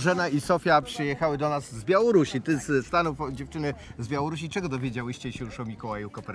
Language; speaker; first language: Polish; native; Polish